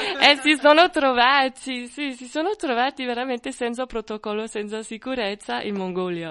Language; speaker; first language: Italian; non-native, fluent; French